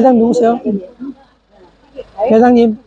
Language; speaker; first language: Korean; native; Korean